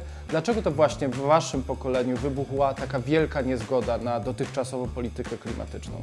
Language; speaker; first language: Polish; native; Polish